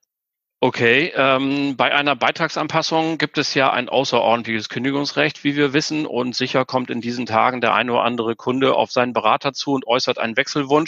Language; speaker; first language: German; native; German